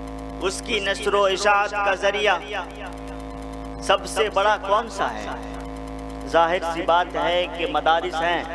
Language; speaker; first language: Urdu; native; Urdu